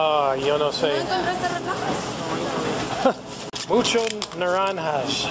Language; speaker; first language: Spanish; non-native, learner; English